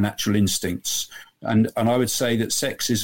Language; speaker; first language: English; native; English